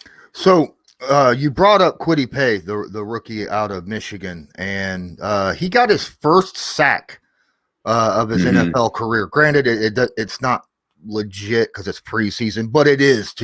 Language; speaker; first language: English; native; English